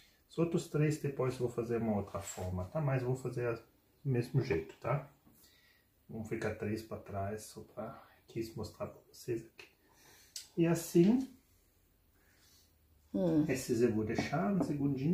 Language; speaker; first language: Portuguese; non-native, fluent; German